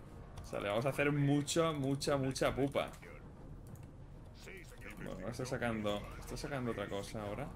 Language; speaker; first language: Spanish; native; Spanish